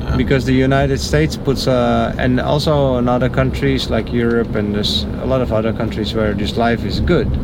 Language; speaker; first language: English; non-native, fluent; Dutch